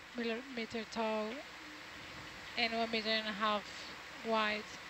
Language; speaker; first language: English; non-native, fluent; Portuguese